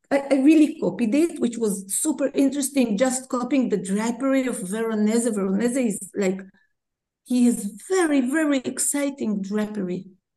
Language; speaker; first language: English; non-native, fluent; Hebrew